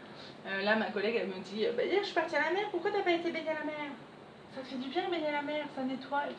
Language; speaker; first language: French; native; French